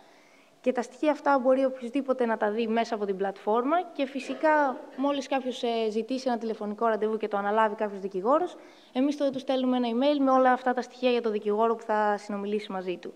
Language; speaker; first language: Greek; native; Greek